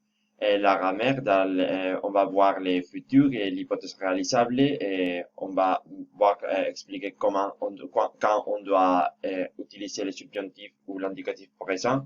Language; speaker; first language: French; non-native, fluent; Spanish